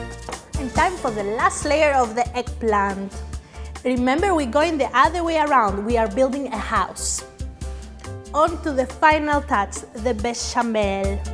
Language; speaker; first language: English; non-native, fluent; Greek